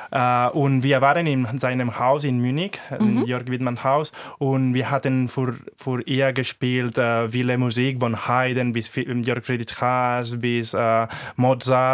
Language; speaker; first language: German; non-native, fluent; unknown